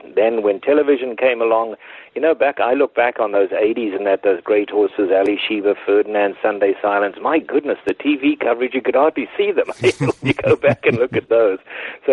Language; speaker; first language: English; native; English